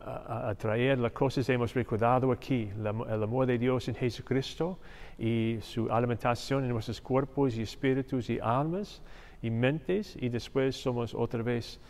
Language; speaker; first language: Spanish; non-native, fluent; English